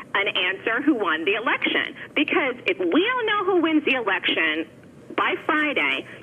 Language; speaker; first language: English; native; English